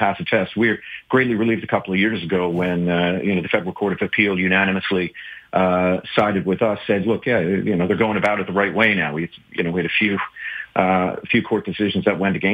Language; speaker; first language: English; native; English